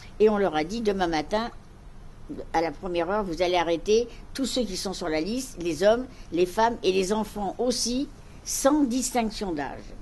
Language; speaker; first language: French; native; French